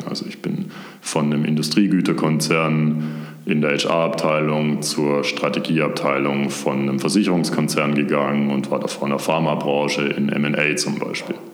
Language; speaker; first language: German; native; German